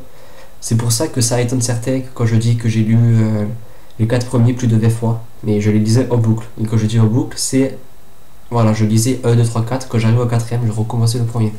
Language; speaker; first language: French; native; French